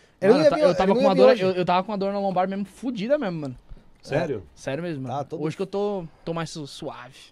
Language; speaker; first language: Portuguese; native; Portuguese